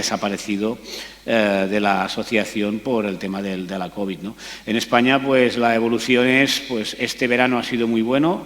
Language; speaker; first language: Spanish; native; Spanish